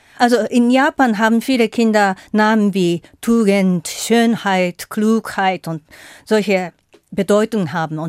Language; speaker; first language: German; non-native, fluent; Japanese